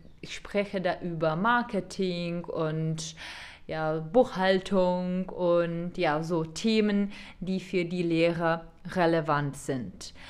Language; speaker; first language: German; non-native, fluent; Czech